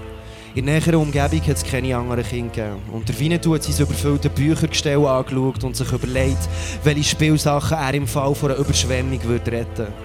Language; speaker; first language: German; native; German